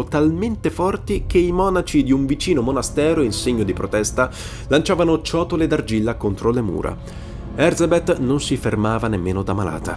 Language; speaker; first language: Italian; native; Italian